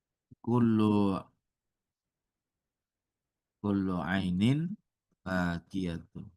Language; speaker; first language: Arabic; non-native, fluent; Indonesian